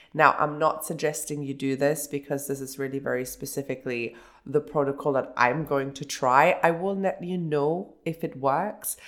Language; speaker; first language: English; early bilingual, other home language; German